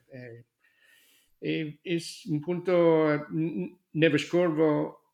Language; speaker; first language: Spanish; non-native, learner; English